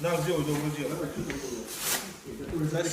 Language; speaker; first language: Russian; non-native, learner; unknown